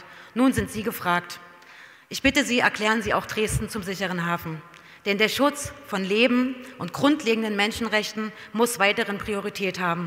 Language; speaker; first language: German; native; German